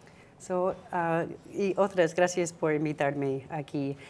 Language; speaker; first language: Spanish; non-native, fluent; English